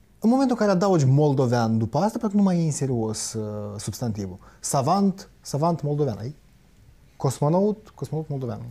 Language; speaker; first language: Romanian; native; Romanian